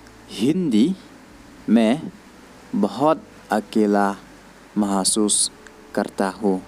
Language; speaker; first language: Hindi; non-native, learner; Khasi